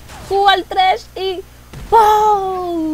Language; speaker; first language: Spanish; native; Spanish